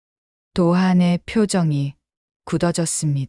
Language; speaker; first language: Korean; native; Korean